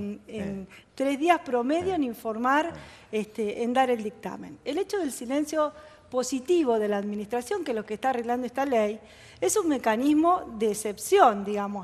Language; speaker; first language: Spanish; native; Spanish